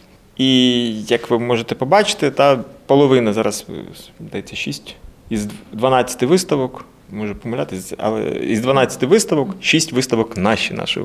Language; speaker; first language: Ukrainian; native; Ukrainian